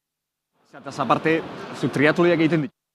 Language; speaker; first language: Basque; native; Basque